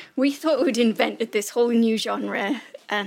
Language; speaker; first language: English; native; English